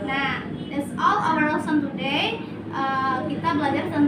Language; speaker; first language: English; non-native, learner; Indonesian